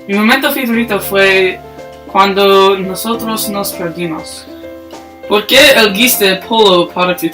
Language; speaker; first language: Spanish; non-native, learner; English